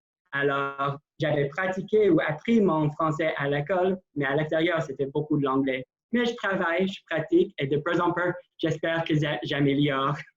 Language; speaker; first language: French; non-native, local second language; English